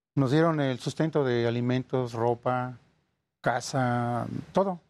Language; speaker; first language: Spanish; native; Spanish